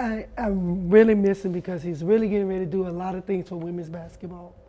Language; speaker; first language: English; native; English